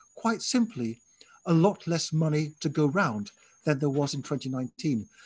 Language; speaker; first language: English; native; English